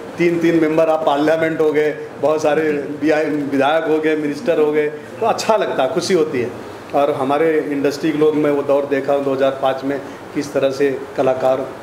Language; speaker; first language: Hindi; native; Hindi